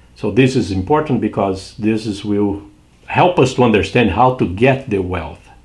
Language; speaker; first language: English; non-native, fluent; Portuguese